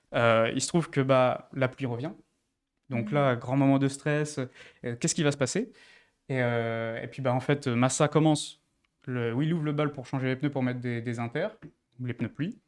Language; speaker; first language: French; native; French